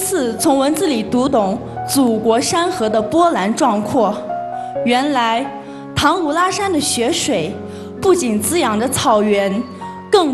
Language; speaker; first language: Chinese; non-native, local second language; Tibetan